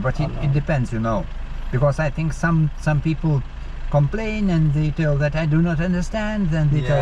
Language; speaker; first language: English; non-native, learner; Lithuanian